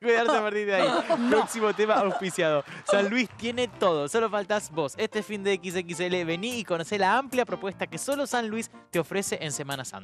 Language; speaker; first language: Spanish; native; Spanish